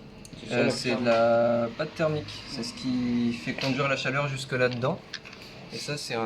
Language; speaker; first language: French; native; French